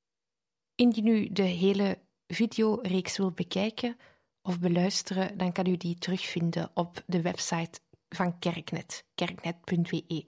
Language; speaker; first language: Dutch; native; Dutch